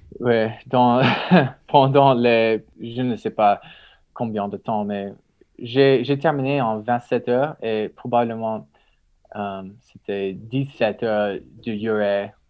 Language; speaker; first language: French; non-native, learner; English